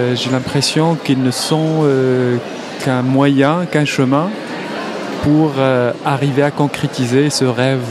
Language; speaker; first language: French; non-native, local second language; Arabic